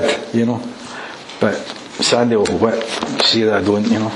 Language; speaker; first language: English; native; English